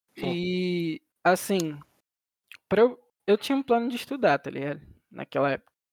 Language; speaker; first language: Portuguese; native; Portuguese